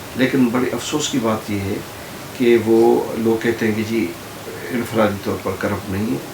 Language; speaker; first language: Urdu; non-native, local second language; Sindhi